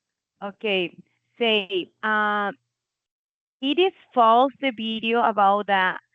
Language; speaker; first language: English; non-native, learner; Spanish